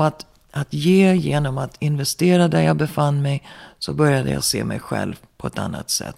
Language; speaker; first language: Swedish; early bilingual, heritage; Swedish